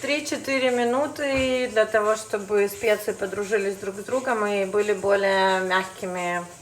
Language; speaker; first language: Russian; native; Russian